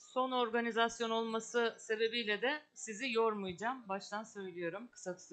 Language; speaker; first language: Turkish; native; Turkish